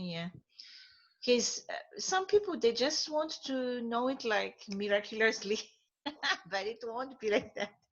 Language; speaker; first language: English; non-native, fluent; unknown